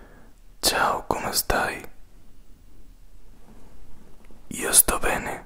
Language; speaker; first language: Italian; non-native, learner; Spanish